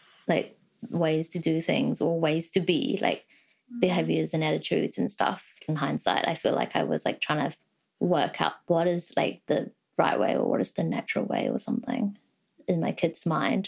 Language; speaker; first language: English; early bilingual, other home language; Vietnamese